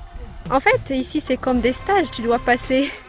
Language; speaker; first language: French; non-native, local second language; Arabic